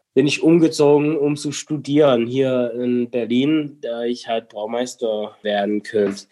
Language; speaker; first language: German; non-native, fluent; English